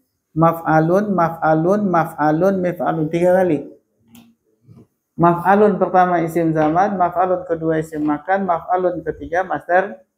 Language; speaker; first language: Arabic; non-native, fluent; Indonesian